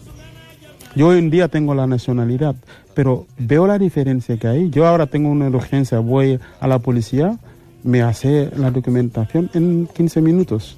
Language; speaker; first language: Spanish; non-native, fluent; Mandingo